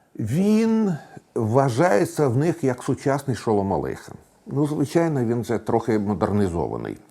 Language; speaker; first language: Ukrainian; non-native, local second language; Russian